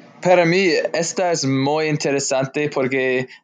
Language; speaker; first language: Spanish; non-native, learner; English